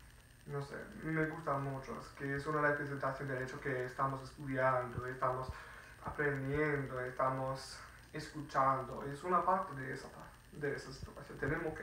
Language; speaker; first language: Spanish; non-native, fluent; English